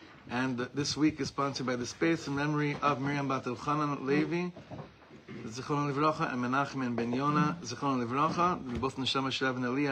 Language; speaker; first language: English; native; English